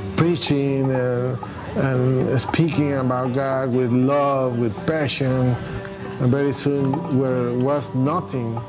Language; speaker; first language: English; non-native, learner; Spanish